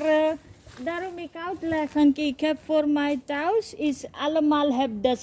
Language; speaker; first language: Dutch; non-native, learner; Hindi